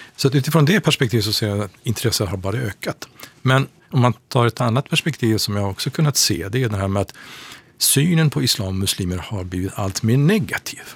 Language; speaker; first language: Swedish; non-native, fluent; Persian